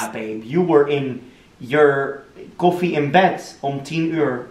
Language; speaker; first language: Dutch; non-native, fluent; English